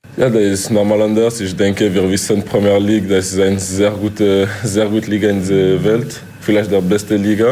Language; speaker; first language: German; non-native, local second language; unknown